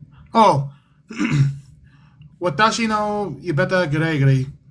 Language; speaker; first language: Japanese; non-native, learner; English